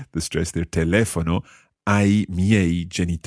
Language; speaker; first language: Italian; non-native, fluent; English